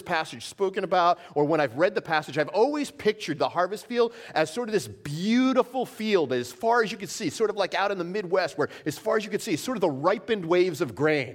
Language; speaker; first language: English; native; English